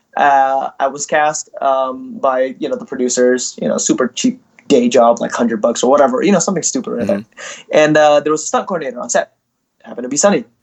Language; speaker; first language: English; early bilingual, other home language; Indonesian